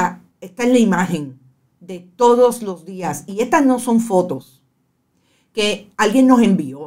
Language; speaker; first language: Spanish; native; Spanish